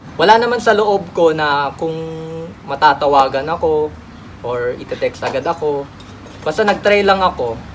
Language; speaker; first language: Filipino; native; Filipino